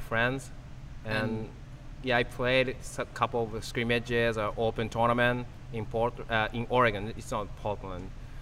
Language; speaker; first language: English; non-native, learner; Japanese